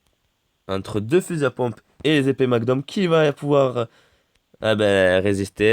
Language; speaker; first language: French; native; French